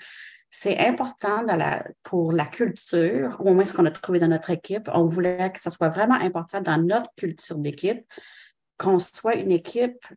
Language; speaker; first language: French; non-native, local second language; English